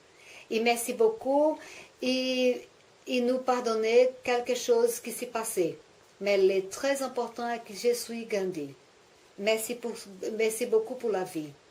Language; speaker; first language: French; non-native, learner; Portuguese